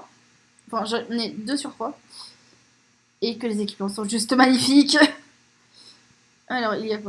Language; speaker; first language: French; native; French